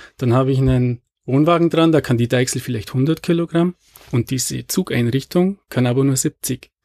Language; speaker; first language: German; native; German